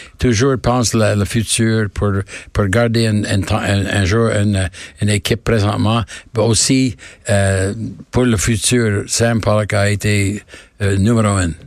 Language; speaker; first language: French; non-native, learner; English